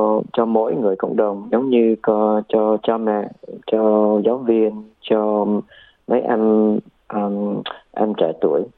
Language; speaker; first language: Vietnamese; early bilingual, heritage; Vietnamese